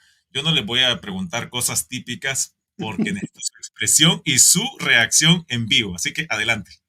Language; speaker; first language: Spanish; native; Spanish